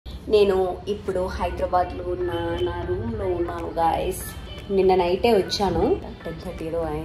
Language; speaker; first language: Telugu; non-native, local second language; Malayalam